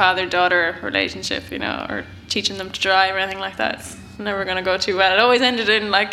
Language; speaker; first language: English; native; English